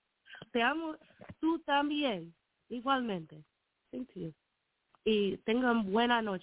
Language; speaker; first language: Spanish; non-native, learner; English